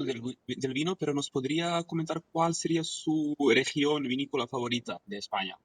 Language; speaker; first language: Spanish; non-native, fluent; Serbian